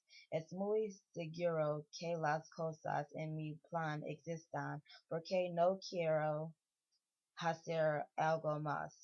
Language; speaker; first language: Spanish; non-native, learner; English